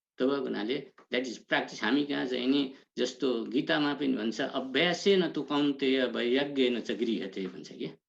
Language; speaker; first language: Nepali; native; Nepali